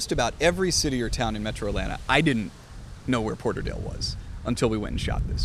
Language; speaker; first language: English; native; English